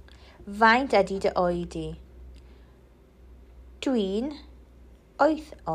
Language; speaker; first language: Welsh; non-native, local second language; English